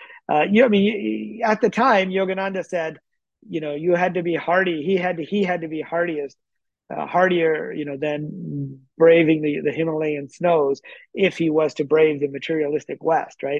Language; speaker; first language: English; native; English